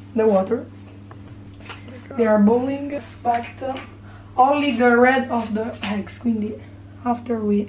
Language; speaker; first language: English; non-native, learner; Italian